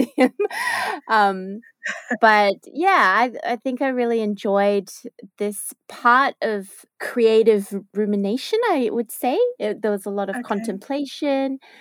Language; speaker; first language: English; native; English